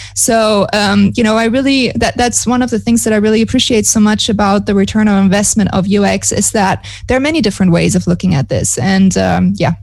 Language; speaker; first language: English; non-native, fluent; German